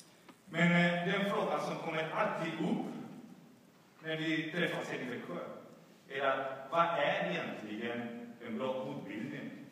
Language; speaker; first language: Swedish; non-native, fluent; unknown